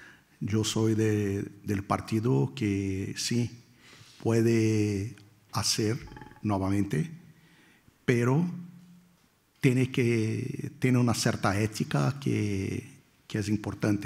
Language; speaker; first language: Spanish; non-native, fluent; Portuguese